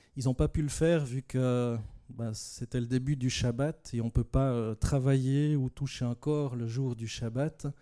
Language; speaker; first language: French; native; French